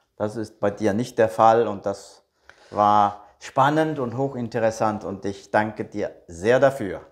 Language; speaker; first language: German; native; German